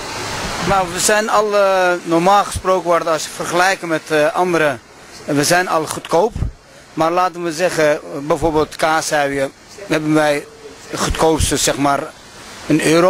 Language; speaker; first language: Dutch; non-native, local second language; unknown